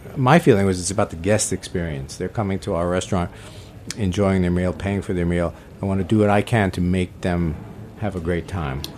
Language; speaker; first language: English; native; English